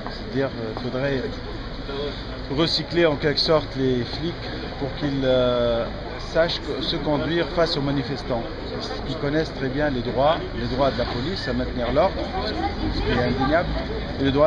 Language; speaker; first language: French; non-native, local second language; Arabic